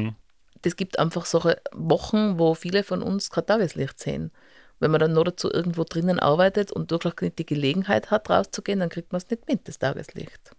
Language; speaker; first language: German; native; German